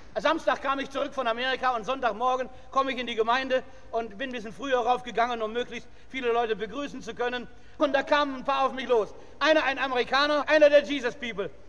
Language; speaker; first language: German; native; German